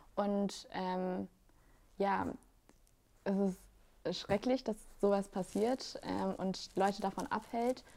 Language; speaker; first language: German; native; German